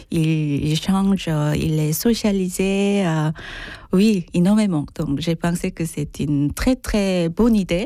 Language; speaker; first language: French; non-native, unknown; Korean